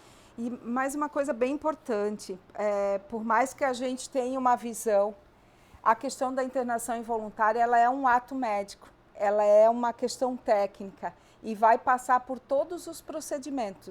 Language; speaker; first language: Portuguese; native; Portuguese